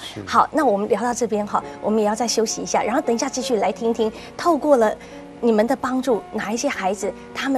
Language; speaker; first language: Chinese; native; Chinese